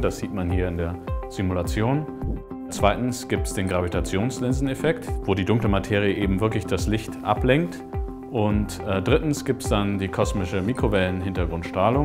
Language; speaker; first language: German; native; German